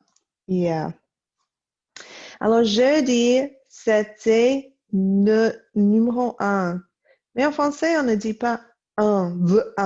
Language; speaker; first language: French; non-native, fluent; English